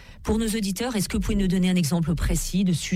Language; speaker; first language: French; native; French